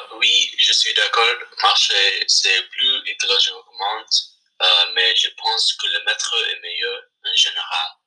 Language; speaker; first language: French; non-native, learner; English